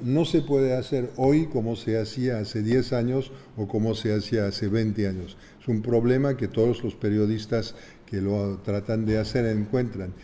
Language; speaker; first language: Spanish; non-native, fluent; French